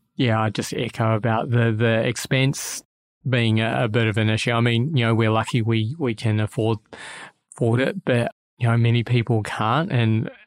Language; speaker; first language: English; native; English